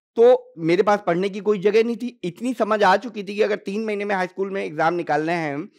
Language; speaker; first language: Hindi; native; Hindi